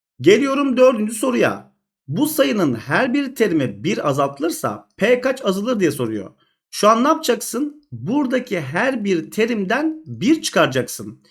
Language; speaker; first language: Turkish; native; Turkish